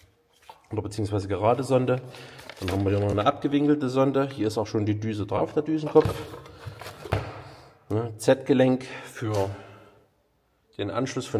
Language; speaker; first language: German; native; German